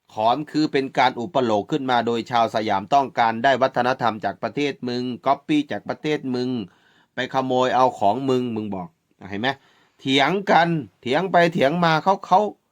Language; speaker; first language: Thai; native; Thai